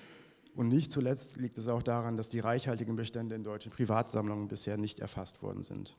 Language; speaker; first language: German; native; German